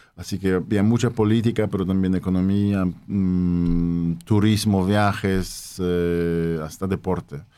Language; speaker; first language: Spanish; non-native, fluent; Polish